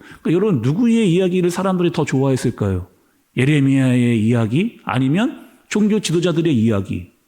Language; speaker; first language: Korean; native; Korean